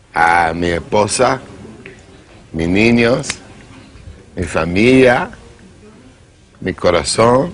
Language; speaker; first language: Spanish; non-native, learner; English